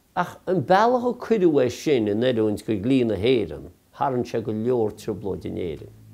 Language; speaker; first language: Irish; native; Irish